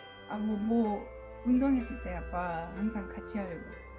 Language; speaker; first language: Korean; non-native, learner; English